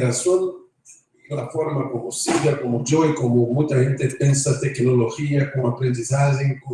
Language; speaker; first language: Spanish; non-native, fluent; Portuguese